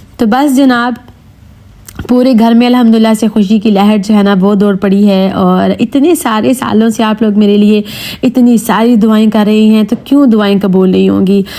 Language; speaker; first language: Urdu; native; Urdu